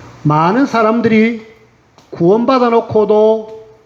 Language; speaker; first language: Korean; native; Korean